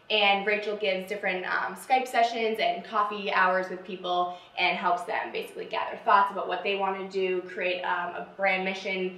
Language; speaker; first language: English; native; English